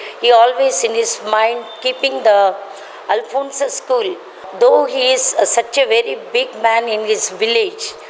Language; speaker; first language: English; non-native, local second language; Telugu